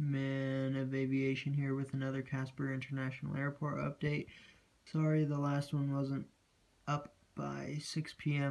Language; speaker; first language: English; native; English